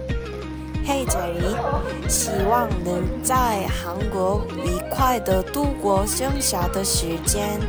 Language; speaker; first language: Chinese; non-native, learner; Korean